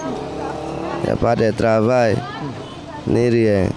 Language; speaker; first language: French; non-native, local second language; Fula